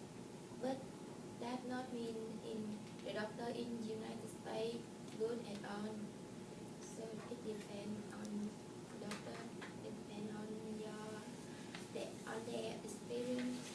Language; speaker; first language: English; non-native, learner; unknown